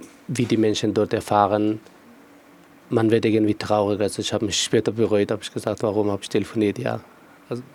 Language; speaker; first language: German; non-native, fluent; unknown